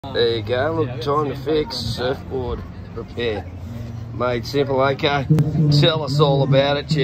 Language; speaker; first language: English; native; English